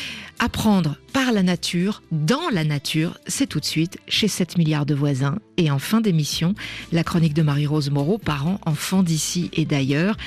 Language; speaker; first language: French; native; French